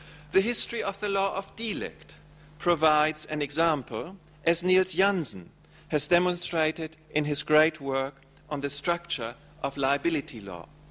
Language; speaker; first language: English; non-native, fluent; German